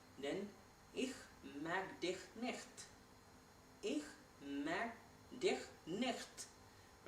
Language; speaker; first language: German; non-native, learner; Hindi